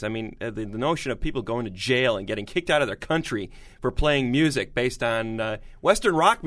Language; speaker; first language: English; native; English